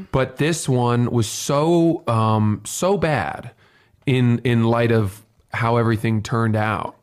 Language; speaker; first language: English; native; English